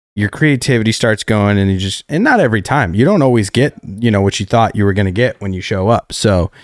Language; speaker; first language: English; native; English